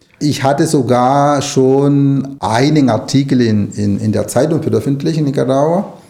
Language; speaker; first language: German; non-native, fluent; Spanish